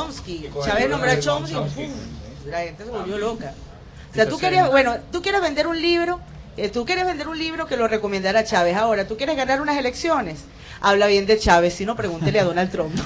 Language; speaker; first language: Spanish; native; Spanish